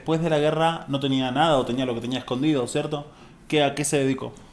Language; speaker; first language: Spanish; native; Spanish